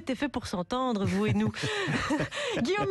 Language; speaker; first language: French; native; French